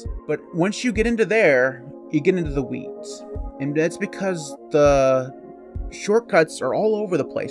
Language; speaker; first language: English; native; English